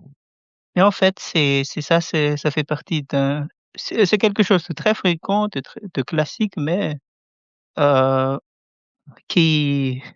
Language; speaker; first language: French; non-native, local second language; Malagasy